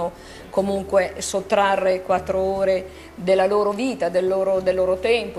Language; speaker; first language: Italian; native; Italian